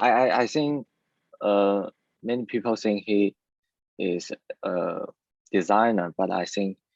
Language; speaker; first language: English; non-native, learner; Chinese